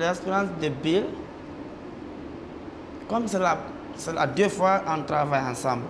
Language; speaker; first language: French; non-native, local second language; Mandingo